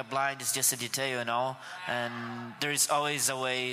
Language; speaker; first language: English; non-native, fluent; Portuguese